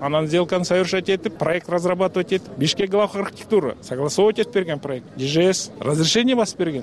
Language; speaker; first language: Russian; non-native, local second language; Kyrgyz